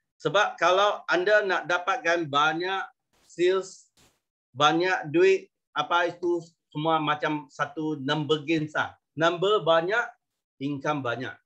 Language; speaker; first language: Malay; non-native, local second language; Chinese